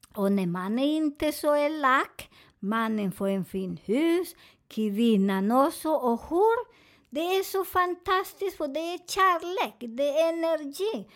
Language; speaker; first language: Swedish; non-native, learner; Spanish